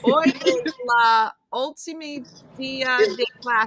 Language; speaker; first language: Spanish; non-native, learner; English